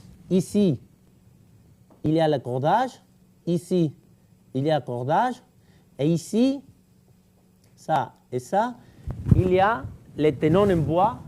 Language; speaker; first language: French; non-native, fluent; Catalan